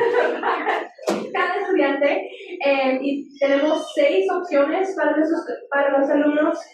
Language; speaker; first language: Spanish; early bilingual, heritage; English